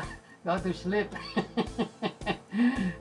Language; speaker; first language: English; non-native, local second language; Vietnamese